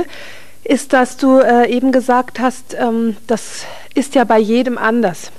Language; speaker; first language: German; native; German